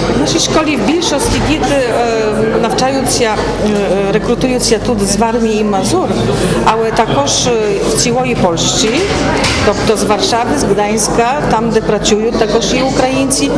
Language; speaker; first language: Polish; non-native, learner; Ukrainian